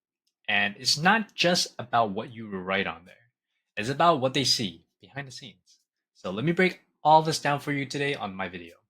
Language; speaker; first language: English; native; English